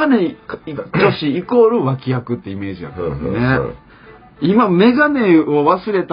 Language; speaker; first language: Japanese; native; Japanese